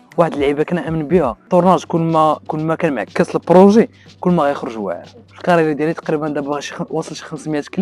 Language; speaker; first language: Arabic; native; Arabic